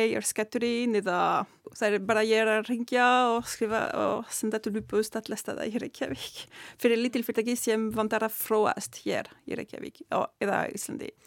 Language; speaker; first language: Icelandic; non-native, learner; French